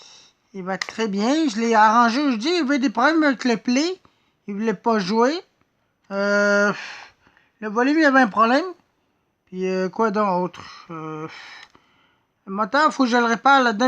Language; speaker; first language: French; native; French